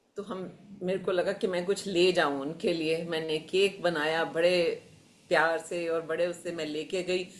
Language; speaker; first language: Hindi; native; Hindi